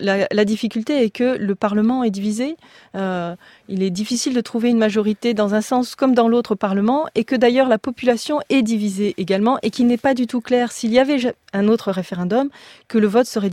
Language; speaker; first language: French; native; French